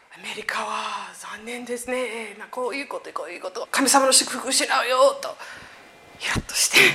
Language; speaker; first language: Japanese; non-native, fluent; English